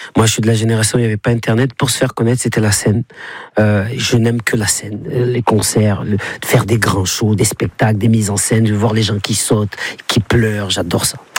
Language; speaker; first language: French; native; French